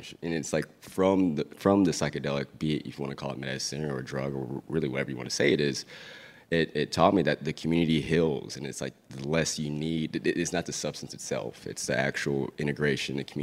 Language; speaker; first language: English; native; English